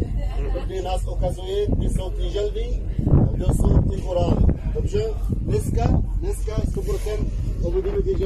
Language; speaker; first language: Czech; non-native, fluent; Arabic